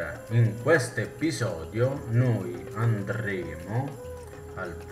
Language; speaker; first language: Italian; native; Italian